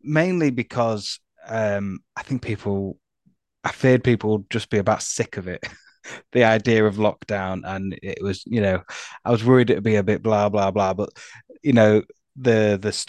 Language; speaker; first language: English; native; English